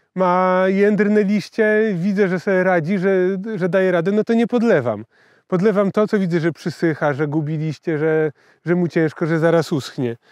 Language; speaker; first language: Polish; native; Polish